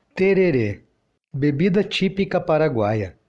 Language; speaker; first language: Portuguese; native; Portuguese